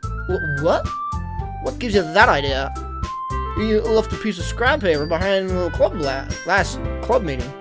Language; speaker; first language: English; native; English